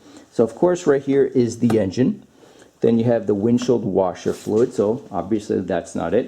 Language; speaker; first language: English; native; English